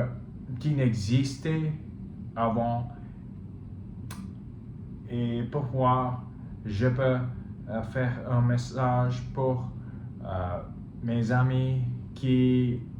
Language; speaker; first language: French; non-native, learner; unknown